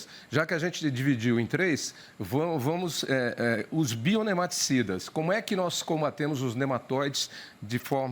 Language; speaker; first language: Portuguese; native; Portuguese